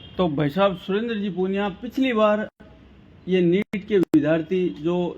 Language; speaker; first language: Hindi; native; Hindi